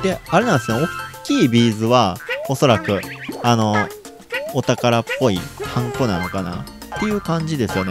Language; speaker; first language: Japanese; native; Japanese